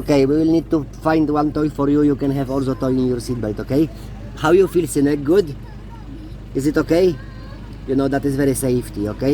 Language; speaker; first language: English; non-native, learner; Polish